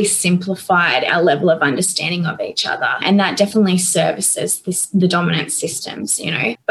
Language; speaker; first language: English; native; English